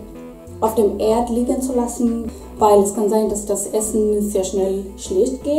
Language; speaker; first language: German; non-native, fluent; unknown